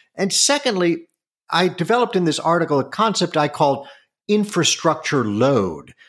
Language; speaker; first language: English; native; English